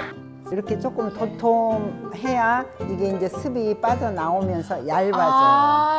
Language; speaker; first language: Korean; native; Korean